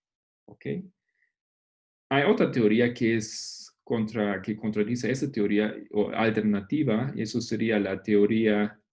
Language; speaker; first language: Spanish; non-native, fluent; Portuguese